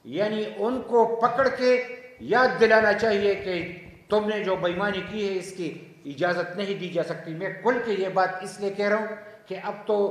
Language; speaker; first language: Urdu; non-native, local second language; Pashto